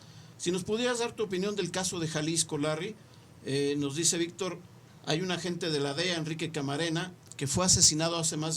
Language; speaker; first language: Spanish; native; Spanish